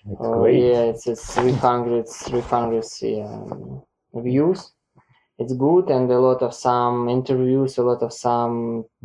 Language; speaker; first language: English; non-native, learner; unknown